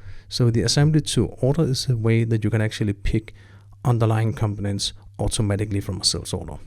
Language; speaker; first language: English; non-native, fluent; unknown